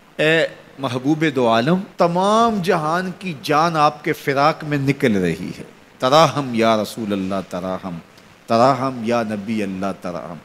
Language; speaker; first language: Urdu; non-native, local second language; Punjabi